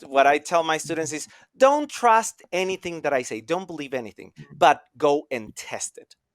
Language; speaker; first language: English; non-native, fluent; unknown